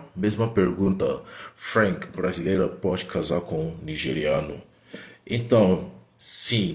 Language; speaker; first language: Portuguese; non-native, fluent; Igbo